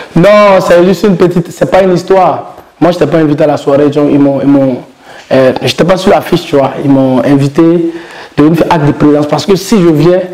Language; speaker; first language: French; non-native, local second language; Mossi